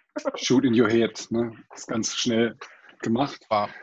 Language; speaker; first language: German; non-native, fluent; English